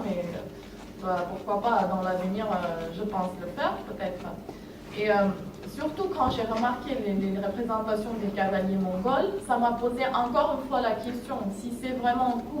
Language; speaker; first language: French; non-native, fluent; Armenian